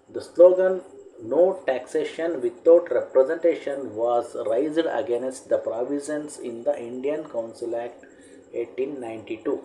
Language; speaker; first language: English; non-native, local second language; Kannada